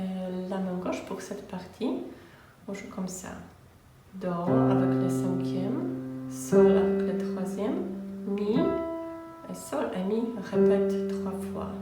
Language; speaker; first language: French; non-native, fluent; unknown